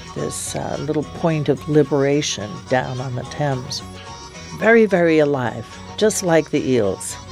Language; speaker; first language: English; native; English